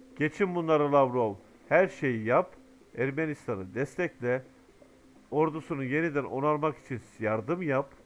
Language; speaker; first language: Turkish; native; Turkish